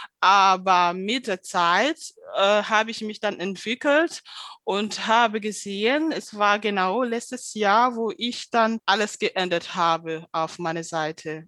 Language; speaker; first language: German; non-native, fluent; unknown